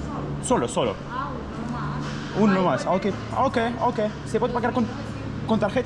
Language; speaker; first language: Spanish; non-native, fluent; Russian